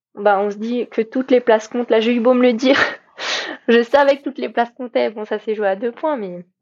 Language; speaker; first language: French; native; French